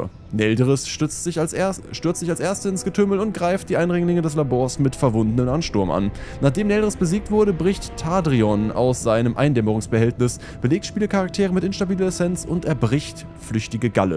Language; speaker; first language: German; native; German